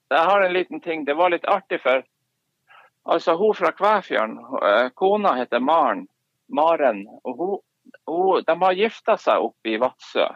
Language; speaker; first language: Norwegian; native; Norwegian